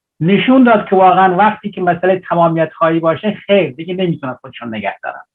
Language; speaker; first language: Persian; non-native, local second language; Baluchi